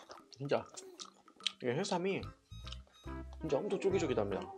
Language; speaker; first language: Korean; native; Korean